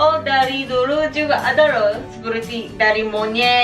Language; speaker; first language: Indonesian; non-native, fluent; Japanese